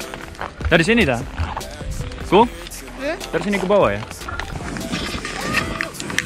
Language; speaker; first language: Indonesian; non-native, fluent; Japanese